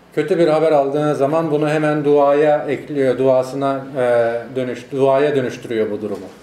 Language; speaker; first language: Turkish; native; Turkish